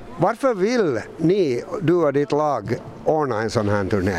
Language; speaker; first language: Swedish; native; Swedish